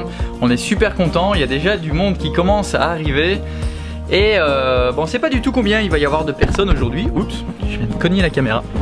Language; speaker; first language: French; native; French